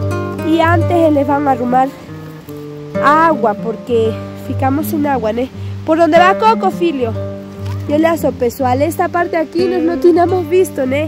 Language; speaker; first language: Portuguese; non-native, local second language; Spanish